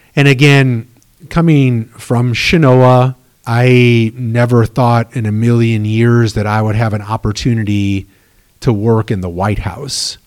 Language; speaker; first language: English; native; English